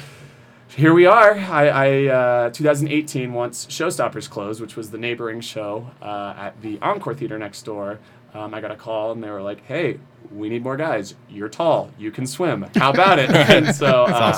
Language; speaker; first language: English; native; English